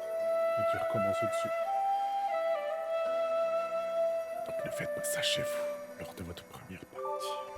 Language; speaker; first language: French; native; French